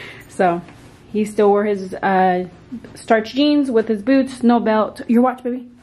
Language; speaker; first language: English; early bilingual, other home language; Spanish